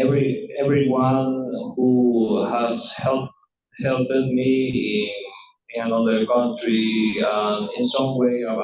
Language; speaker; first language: English; non-native, learner; Spanish